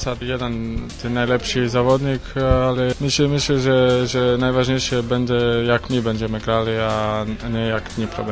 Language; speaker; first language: Polish; non-native, fluent; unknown